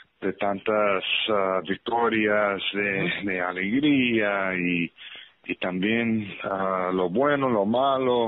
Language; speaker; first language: Spanish; early bilingual, heritage; English